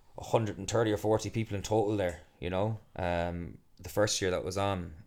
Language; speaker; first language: English; native; English